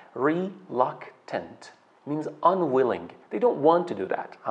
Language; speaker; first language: English; non-native, fluent; Persian